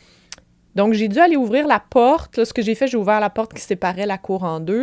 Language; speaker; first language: French; native; French